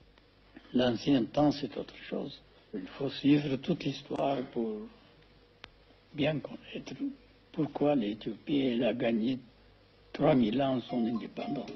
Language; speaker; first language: French; non-native, fluent; Amharic